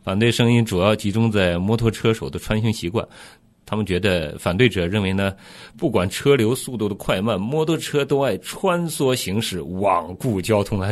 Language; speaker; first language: Chinese; native; Chinese